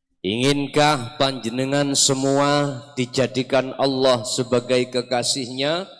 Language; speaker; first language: Indonesian; non-native, local second language; Javanese